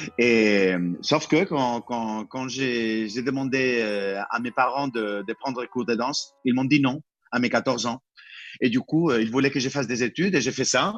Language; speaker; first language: French; non-native, fluent; Spanish